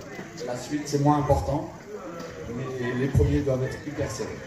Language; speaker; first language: French; native; French